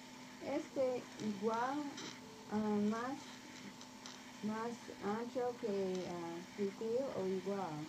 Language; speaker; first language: Spanish; non-native, learner; English